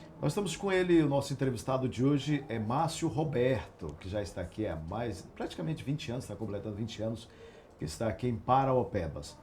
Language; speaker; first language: Portuguese; native; Portuguese